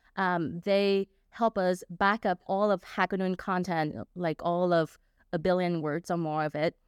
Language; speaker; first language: English; non-native, fluent; Vietnamese